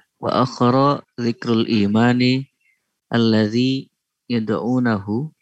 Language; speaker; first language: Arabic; non-native, learner; Indonesian